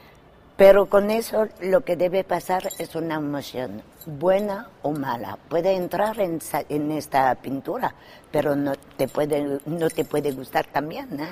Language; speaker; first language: Spanish; non-native, fluent; French